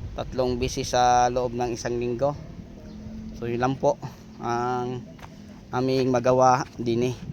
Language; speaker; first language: Filipino; non-native, local second language; Cebuano